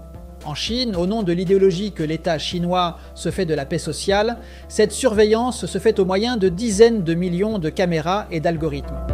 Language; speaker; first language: French; native; French